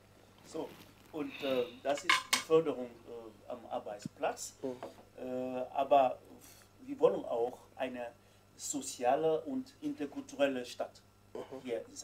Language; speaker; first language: German; non-native, fluent; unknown